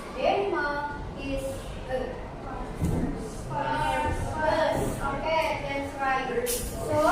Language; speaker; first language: English; non-native, learner; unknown